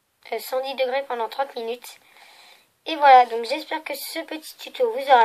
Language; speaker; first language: French; native; French